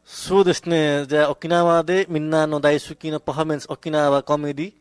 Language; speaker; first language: Japanese; non-native, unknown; Nepali